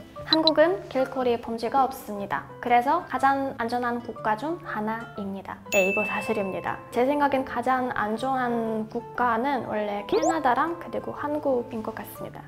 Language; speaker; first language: Korean; non-native, fluent; Russian